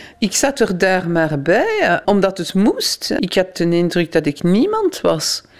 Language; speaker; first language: Dutch; non-native, local second language; French